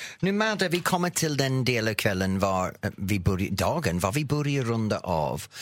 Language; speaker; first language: Swedish; non-native, fluent; English